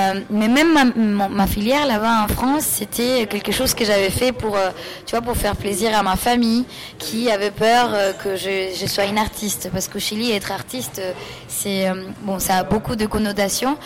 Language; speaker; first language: French; non-native, fluent; Spanish